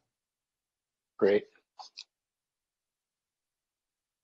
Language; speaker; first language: English; native; English